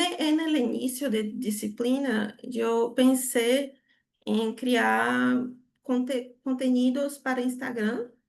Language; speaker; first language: Spanish; non-native, learner; Portuguese